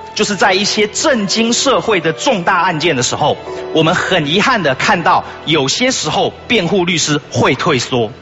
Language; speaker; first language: Chinese; native; Chinese